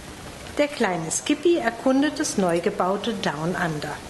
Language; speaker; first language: German; native; German